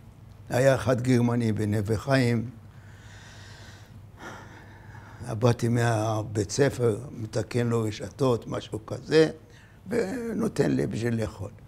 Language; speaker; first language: Hebrew; non-native, fluent; Arabic